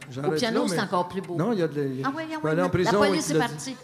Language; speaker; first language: French; native; French